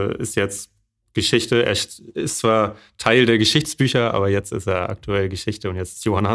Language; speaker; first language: German; native; German